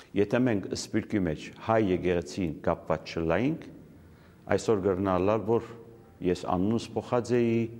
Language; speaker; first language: Armenian; early bilingual, heritage; Armenian